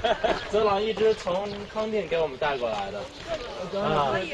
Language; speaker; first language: Chinese; non-native, fluent; English